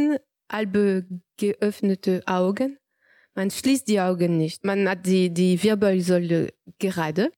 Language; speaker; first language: German; non-native, fluent; French